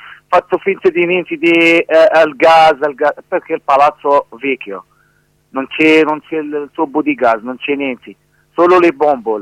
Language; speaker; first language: Italian; non-native, learner; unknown